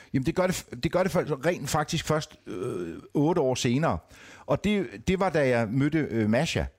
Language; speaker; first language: Danish; native; Danish